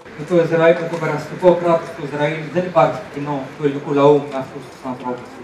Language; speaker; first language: Greek; non-native, fluent; Arabic